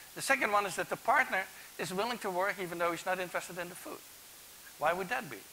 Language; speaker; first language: English; non-native, fluent; Dutch